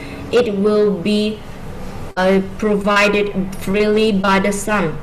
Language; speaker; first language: English; non-native, learner; Vietnamese